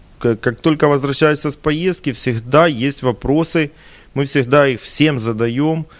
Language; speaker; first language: Russian; native; Russian